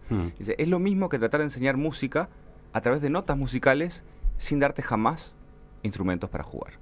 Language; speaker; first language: Spanish; native; Spanish